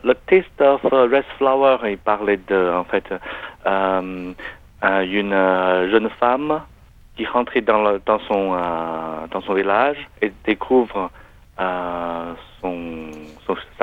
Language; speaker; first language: French; non-native, learner; Chinese